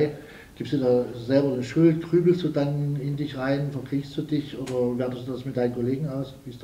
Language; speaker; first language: German; native; German